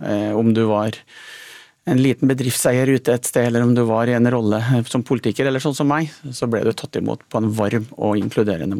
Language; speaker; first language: Norwegian; native; Norwegian